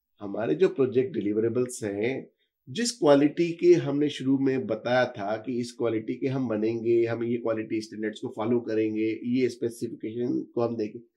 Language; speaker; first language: Hindi; native; Hindi